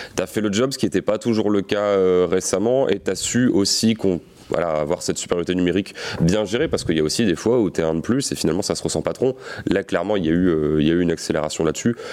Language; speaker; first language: French; native; French